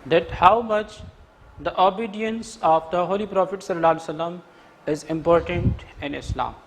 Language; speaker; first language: English; non-native, local second language; Urdu